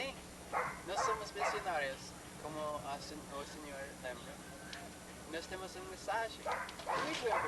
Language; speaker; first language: Portuguese; non-native, learner; English